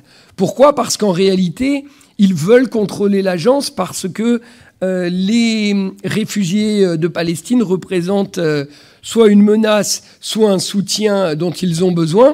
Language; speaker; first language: French; native; French